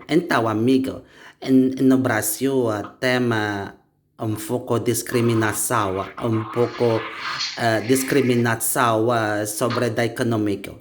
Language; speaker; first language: Portuguese; non-native, learner; Indonesian